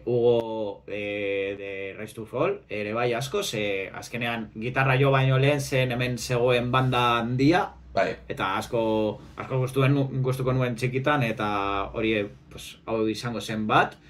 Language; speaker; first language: Basque; non-native, local second language; Spanish